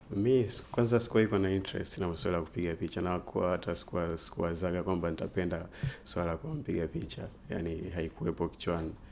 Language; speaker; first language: Swahili; native; Swahili